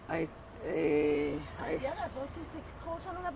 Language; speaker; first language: Hebrew; native; Hebrew